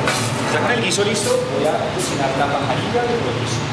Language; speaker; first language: Spanish; native; Spanish